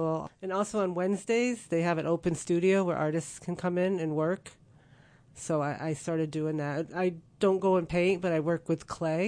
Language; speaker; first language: English; native; English